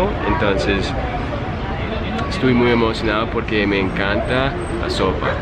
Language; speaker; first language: Spanish; non-native, fluent; English